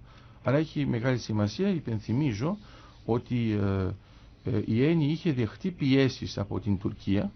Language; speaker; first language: Greek; native; Greek